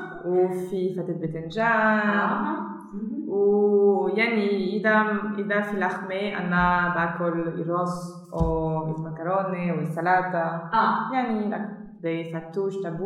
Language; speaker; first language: Arabic; non-native, learner; German